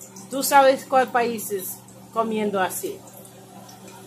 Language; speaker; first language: Spanish; non-native, learner; English